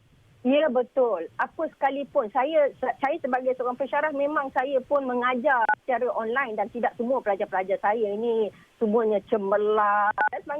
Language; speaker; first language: Malay; native; Malay